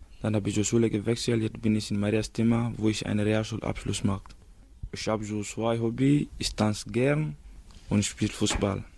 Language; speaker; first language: German; non-native, learner; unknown